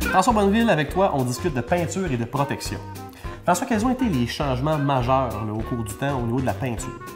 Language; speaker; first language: French; native; French